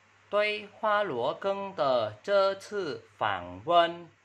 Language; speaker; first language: Chinese; non-native, fluent; Vietnamese